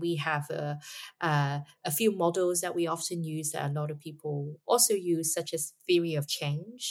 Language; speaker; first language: English; non-native, local second language; Cantonese